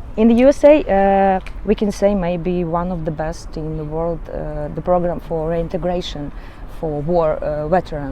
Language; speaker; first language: English; non-native, learner; Ukrainian